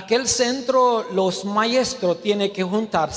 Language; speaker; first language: Spanish; non-native, learner; Romanian